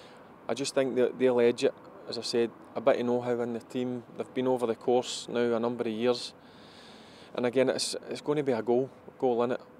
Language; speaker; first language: English; native; English